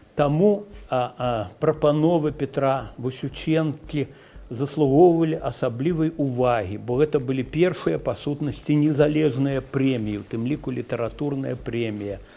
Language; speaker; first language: Belarusian; native; Belarusian